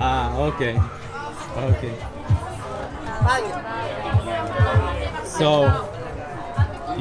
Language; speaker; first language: English; non-native, learner; Polish